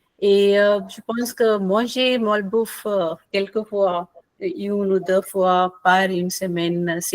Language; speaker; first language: French; non-native, fluent; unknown